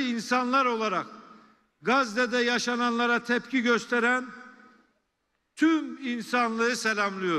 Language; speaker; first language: Turkish; native; Turkish